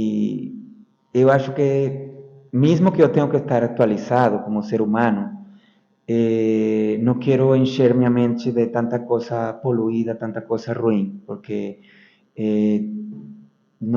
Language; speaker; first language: Portuguese; non-native, fluent; Spanish